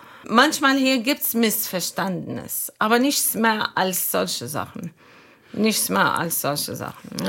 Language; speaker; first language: German; non-native, fluent; Arabic